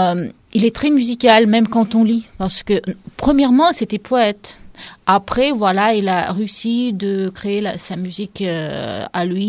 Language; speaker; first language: French; non-native, fluent; Russian